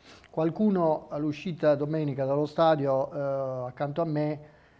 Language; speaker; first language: Italian; native; Italian